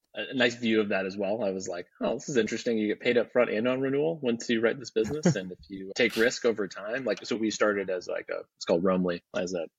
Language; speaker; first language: English; native; English